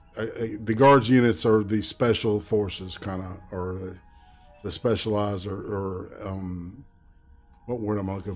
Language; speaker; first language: English; native; English